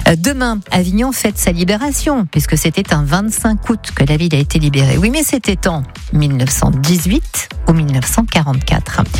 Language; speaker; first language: French; native; French